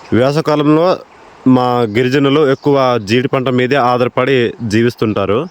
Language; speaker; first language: Telugu; non-native, local second language; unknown